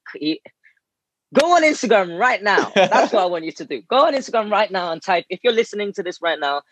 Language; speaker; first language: English; native; English